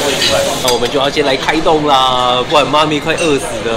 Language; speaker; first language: Chinese; native; Chinese